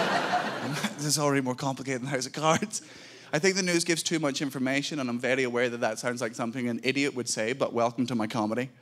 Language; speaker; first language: English; native; English